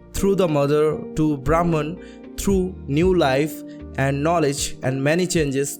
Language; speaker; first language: English; non-native, local second language; Bangla